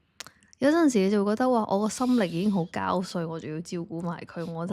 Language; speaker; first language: Cantonese; native; Cantonese